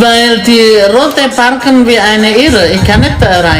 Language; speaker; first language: German; non-native, learner; Indonesian